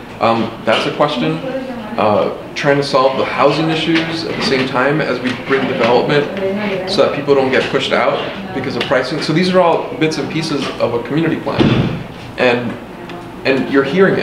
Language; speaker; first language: English; early bilingual, other home language; Spanish